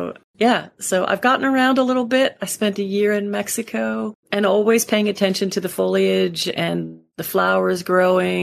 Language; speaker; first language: English; native; English